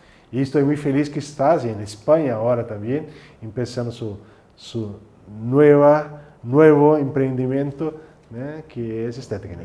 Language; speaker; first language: Spanish; non-native, fluent; Portuguese